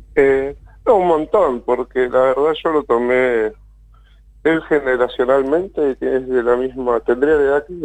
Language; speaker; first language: Spanish; native; Spanish